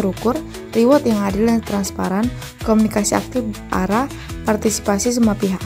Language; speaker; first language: Indonesian; native; Indonesian